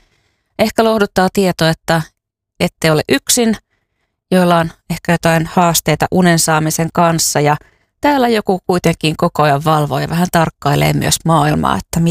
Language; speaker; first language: Finnish; native; Finnish